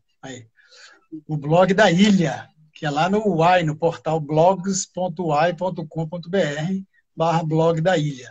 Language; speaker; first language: Portuguese; native; Portuguese